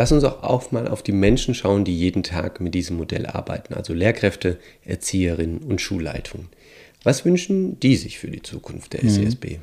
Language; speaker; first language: German; native; German